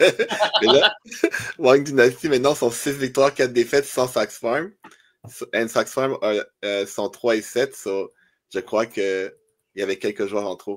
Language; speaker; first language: French; native; French